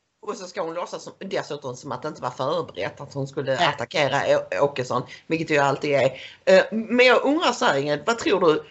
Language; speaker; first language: Swedish; native; Swedish